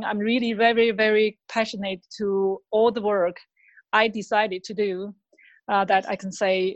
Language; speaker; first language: English; non-native, fluent; Chinese